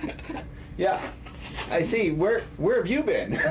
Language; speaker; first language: English; native; English